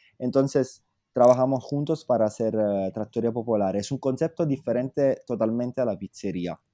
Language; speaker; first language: Spanish; non-native, fluent; Italian